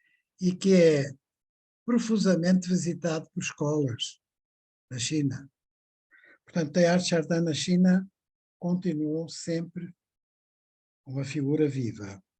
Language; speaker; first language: Portuguese; native; Portuguese